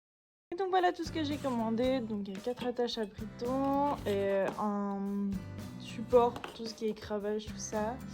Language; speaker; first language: French; native; French